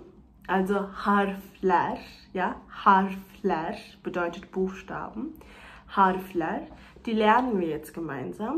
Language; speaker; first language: German; non-native, fluent; Turkish